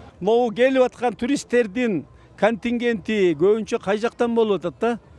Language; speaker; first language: Kyrgyz; native; Kyrgyz